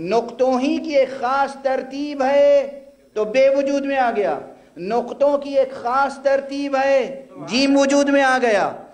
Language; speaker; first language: Urdu; native; Urdu